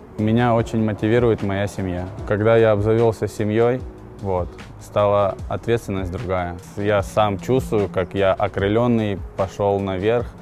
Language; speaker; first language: Russian; native; Russian